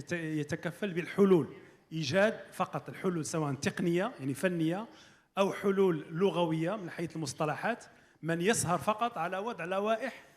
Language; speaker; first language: Arabic; native; Arabic